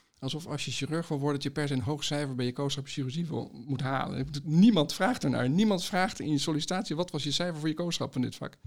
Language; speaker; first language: Dutch; native; Dutch